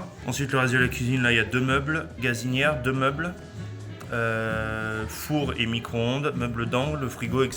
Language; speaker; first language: French; native; French